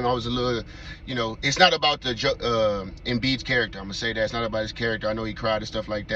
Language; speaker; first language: English; native; English